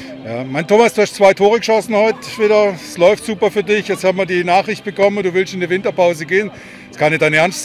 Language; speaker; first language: German; native; German